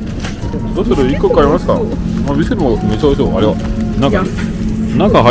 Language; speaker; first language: Japanese; non-native, learner; French